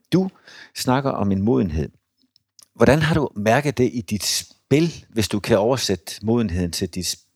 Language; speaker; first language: Danish; native; Danish